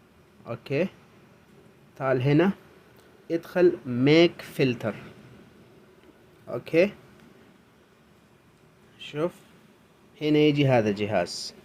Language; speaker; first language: Arabic; non-native, learner; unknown